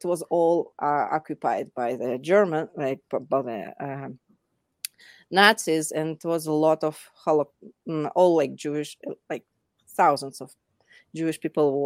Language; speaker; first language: English; non-native, fluent; Russian